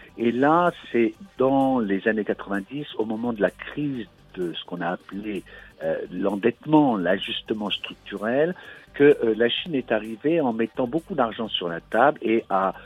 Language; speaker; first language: French; native; French